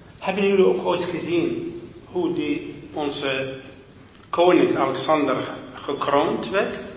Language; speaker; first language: Dutch; non-native, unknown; Arabic